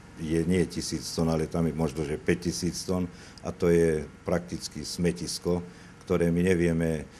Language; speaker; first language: Slovak; native; Slovak